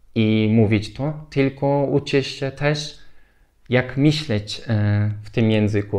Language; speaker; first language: Polish; non-native, learner; Turkish